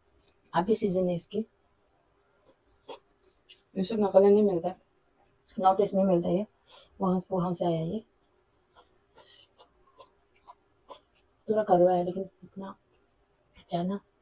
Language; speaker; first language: Hindi; non-native, local second language; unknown